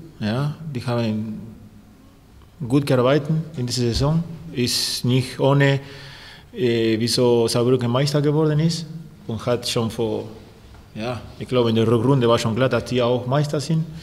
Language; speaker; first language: German; non-native, learner; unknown